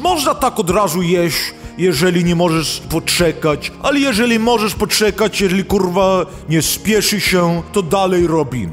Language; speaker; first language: Polish; early bilingual, heritage; Polish